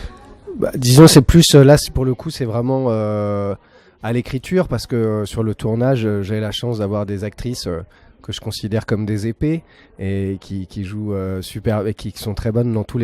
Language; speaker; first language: French; native; French